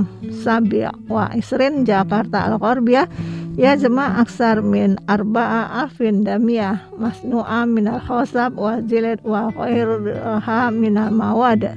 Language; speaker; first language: Arabic; non-native, learner; Indonesian